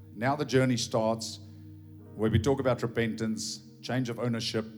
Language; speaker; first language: English; non-native, local second language; Afrikaans